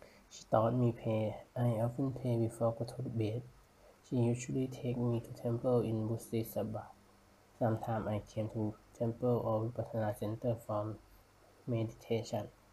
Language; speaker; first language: English; non-native, learner; Thai